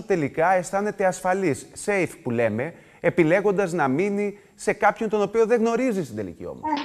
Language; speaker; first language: Greek; native; Greek